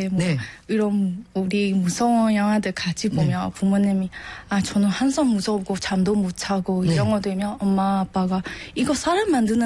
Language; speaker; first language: Korean; non-native, learner; Burmese